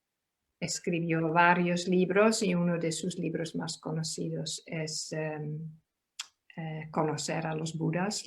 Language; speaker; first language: Spanish; non-native, fluent; Dutch